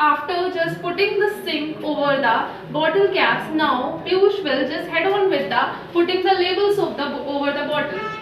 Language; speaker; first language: English; non-native, local second language; Hindi